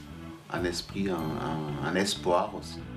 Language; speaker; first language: French; non-native, fluent; German